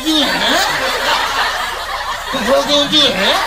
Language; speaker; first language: Japanese; non-native, learner; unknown